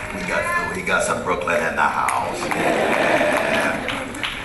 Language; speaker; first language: English; native; English